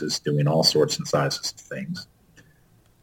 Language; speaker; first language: English; native; English